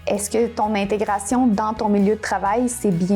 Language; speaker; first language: French; native; French